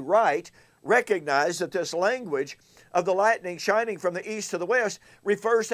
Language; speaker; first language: English; native; English